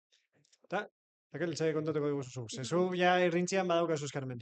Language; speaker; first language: Basque; native; Basque